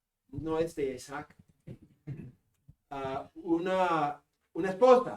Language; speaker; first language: Spanish; non-native, fluent; English